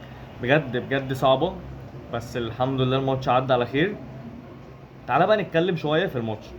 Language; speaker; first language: Arabic; native; Arabic